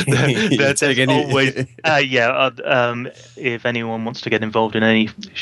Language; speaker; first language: English; native; English